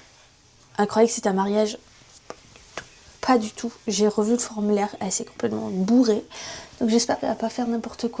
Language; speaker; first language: French; native; French